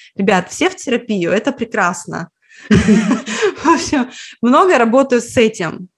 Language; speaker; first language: Russian; native; Russian